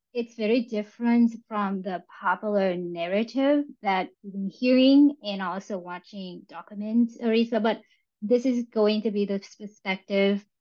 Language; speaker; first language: English; early bilingual, other home language; Vietnamese